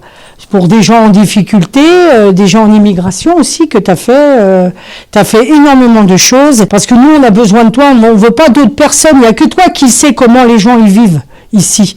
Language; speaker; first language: French; native; French